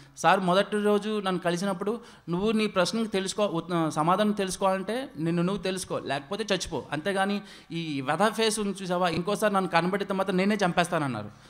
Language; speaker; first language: Telugu; non-native, local second language; Odia